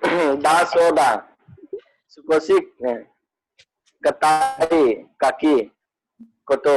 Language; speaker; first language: Japanese; non-native, learner; Hindi